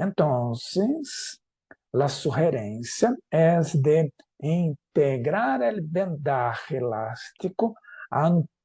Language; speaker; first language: Spanish; non-native, fluent; Portuguese